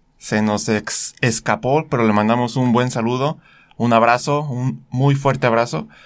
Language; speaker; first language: Spanish; native; Spanish